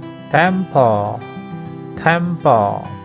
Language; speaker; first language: English; non-native, learner; Indonesian